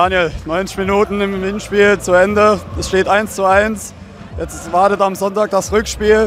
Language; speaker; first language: German; native; German